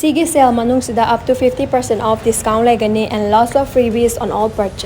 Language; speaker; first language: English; non-native, local second language; Manipuri